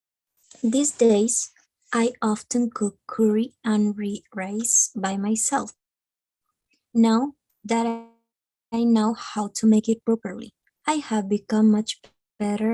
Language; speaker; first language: English; non-native, learner; Spanish